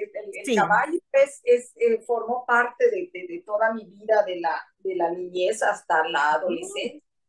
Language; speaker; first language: Spanish; native; Spanish